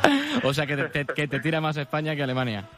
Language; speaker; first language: Spanish; native; Spanish